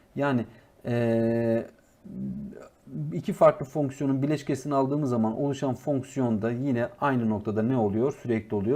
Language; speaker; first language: Turkish; native; Turkish